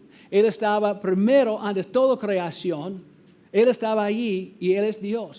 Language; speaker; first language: Spanish; non-native, fluent; English